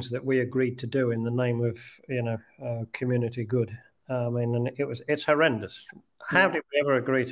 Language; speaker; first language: English; native; English